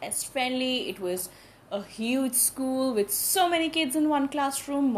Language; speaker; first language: English; non-native, local second language; Hindi